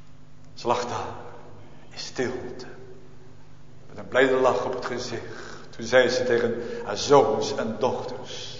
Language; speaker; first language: Dutch; native; Dutch